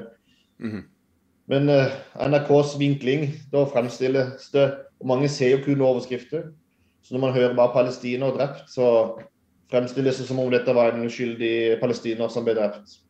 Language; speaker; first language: Norwegian; native; Norwegian